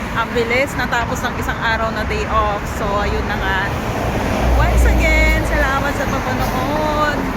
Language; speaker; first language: Filipino; native; Filipino